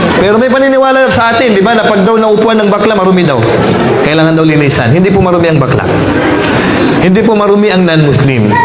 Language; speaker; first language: Filipino; non-native, local second language; Maranao